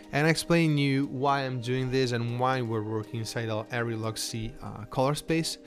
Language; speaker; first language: English; non-native, fluent; Italian